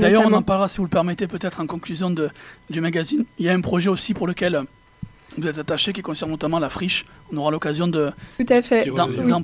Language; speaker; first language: French; native; French